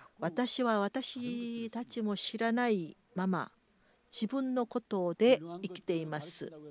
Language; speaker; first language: Japanese; non-native, fluent; Korean